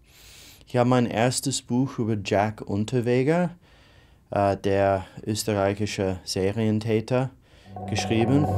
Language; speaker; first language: German; non-native, fluent; English